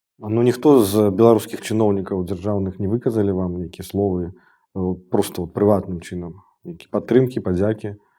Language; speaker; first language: Belarusian; non-native, local second language; Russian